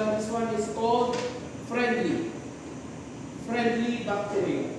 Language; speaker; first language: English; non-native, local second language; Filipino